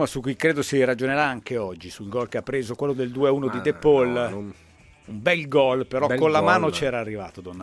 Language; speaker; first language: Italian; native; Italian